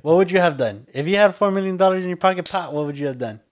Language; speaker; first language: English; early bilingual, other home language; Spanish